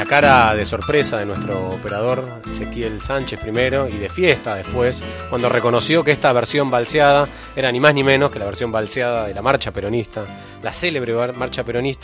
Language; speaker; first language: Spanish; native; Spanish